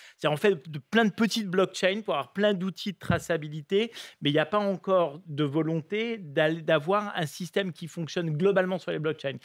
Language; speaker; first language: French; native; French